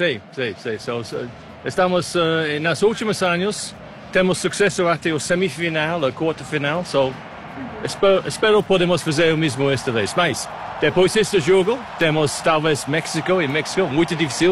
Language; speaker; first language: Portuguese; non-native, learner; English